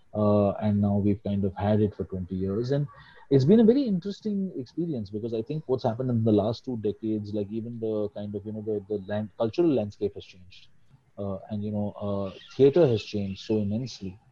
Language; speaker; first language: English; non-native, local second language; Hindi